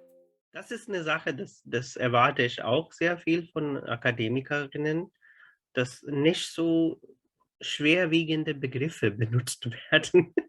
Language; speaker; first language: German; non-native, fluent; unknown